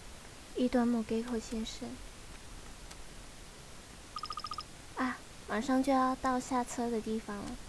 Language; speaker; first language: Chinese; native; Chinese